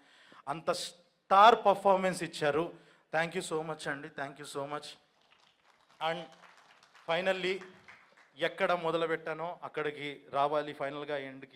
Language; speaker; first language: Telugu; native; Telugu